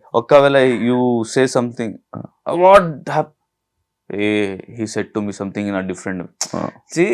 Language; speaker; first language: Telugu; non-native, learner; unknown